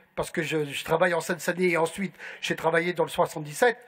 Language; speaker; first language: French; native; French